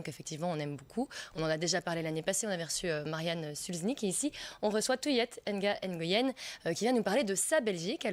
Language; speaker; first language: French; native; French